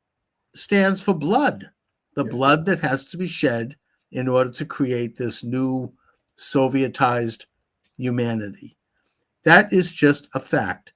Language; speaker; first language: English; native; English